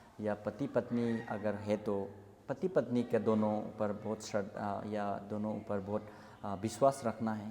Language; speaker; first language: Hindi; non-native, local second language; Assamese